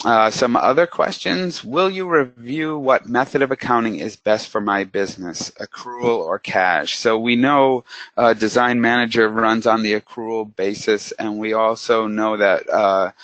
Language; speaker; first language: English; native; English